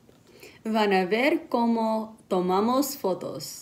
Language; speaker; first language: Spanish; non-native, learner; English